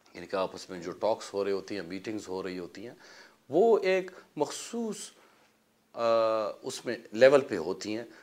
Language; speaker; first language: Urdu; non-native, local second language; Pashto